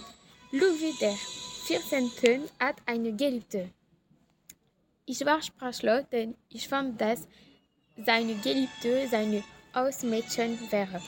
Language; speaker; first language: German; non-native, learner; French